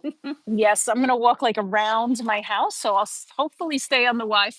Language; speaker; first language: English; native; English